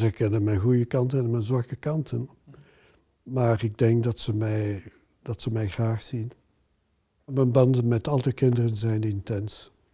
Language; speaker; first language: Dutch; non-native, local second language; French